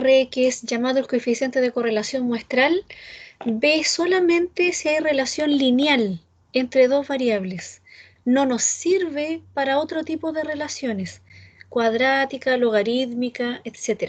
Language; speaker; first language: Spanish; native; Spanish